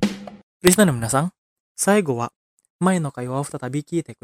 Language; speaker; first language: Japanese; non-native, fluent; Indonesian